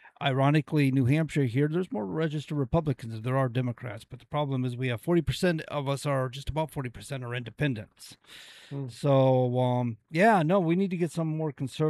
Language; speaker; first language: English; native; English